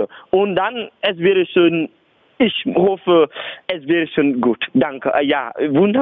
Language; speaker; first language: German; non-native, learner; Bambara